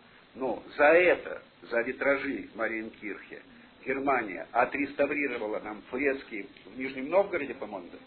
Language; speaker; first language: Russian; native; Russian